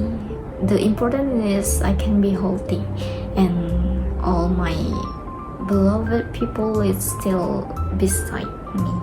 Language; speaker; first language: English; non-native, learner; Indonesian